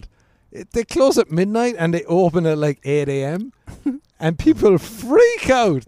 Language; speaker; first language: English; native; English